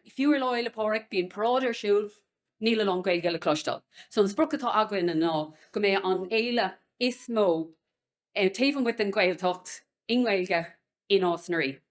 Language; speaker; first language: Irish; non-native, local second language; English